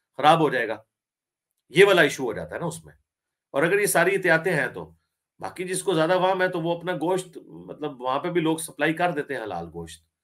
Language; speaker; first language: Urdu; non-native, local second language; Punjabi